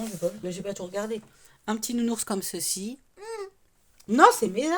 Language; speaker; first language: French; native; French